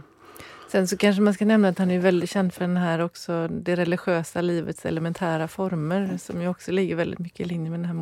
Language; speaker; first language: Swedish; native; Swedish